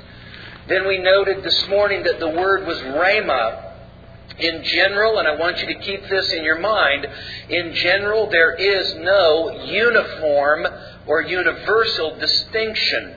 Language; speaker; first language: English; native; English